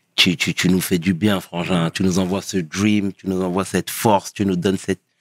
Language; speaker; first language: French; early bilingual, other home language; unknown